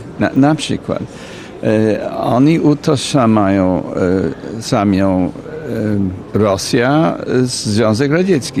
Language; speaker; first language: Polish; non-native, fluent; English